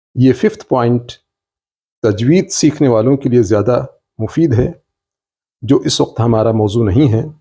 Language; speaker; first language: Urdu; native; Urdu